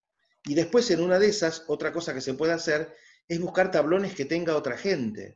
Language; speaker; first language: Spanish; native; Spanish